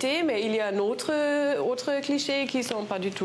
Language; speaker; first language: French; non-native, fluent; German